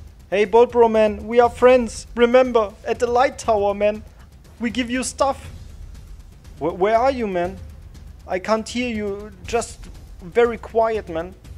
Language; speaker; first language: English; non-native, learner; German